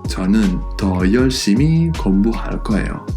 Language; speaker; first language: Korean; non-native, fluent; Spanish